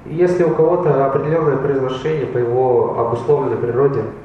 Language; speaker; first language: Russian; native; Russian